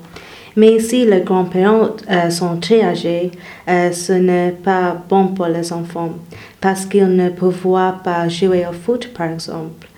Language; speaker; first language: French; non-native, learner; English